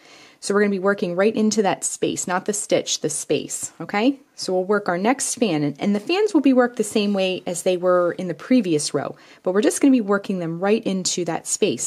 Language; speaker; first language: English; native; English